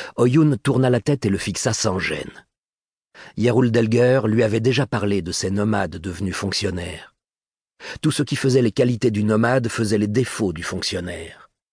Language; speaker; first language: French; native; French